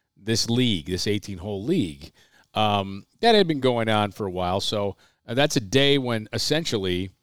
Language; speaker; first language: English; native; English